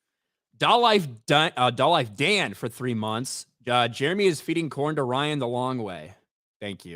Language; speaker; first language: English; native; English